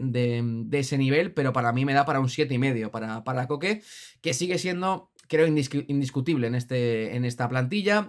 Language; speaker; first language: Spanish; native; Spanish